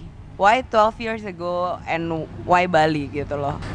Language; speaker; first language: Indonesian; native; Indonesian